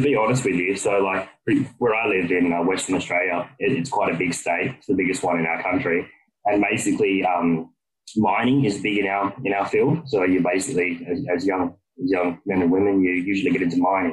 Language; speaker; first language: English; native; English